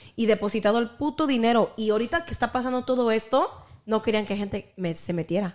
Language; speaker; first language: Spanish; early bilingual, heritage; Spanish